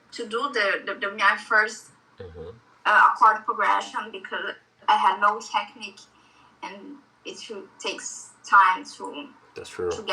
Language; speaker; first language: English; non-native, learner; Portuguese